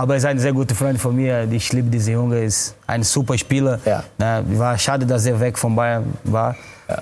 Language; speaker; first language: German; non-native, fluent; Portuguese